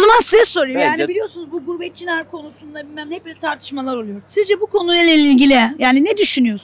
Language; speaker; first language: Turkish; native; Turkish